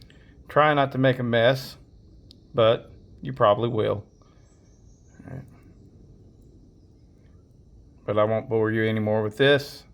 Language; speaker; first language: English; native; English